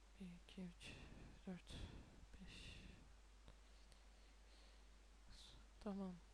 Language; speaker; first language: Turkish; native; Turkish